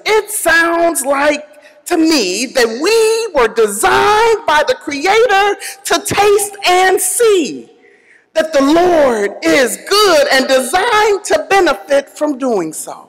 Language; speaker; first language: English; native; English